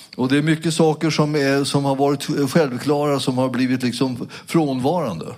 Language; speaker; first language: Swedish; native; Swedish